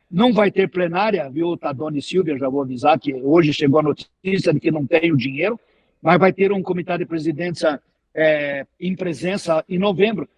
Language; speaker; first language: Portuguese; native; Portuguese